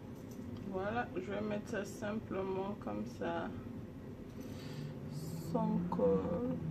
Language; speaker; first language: French; non-native, local second language; Lingala